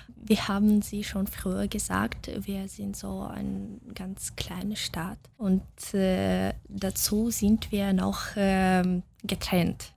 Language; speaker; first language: German; non-native, learner; Russian